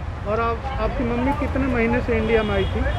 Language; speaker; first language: Hindi; native; Hindi